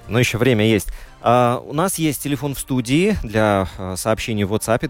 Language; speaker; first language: Russian; native; Russian